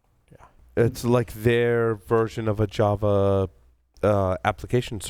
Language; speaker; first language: English; native; English